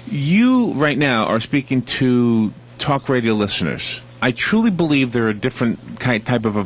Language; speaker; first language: English; native; English